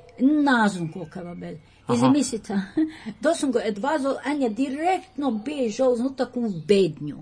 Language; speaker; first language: Croatian; native; Croatian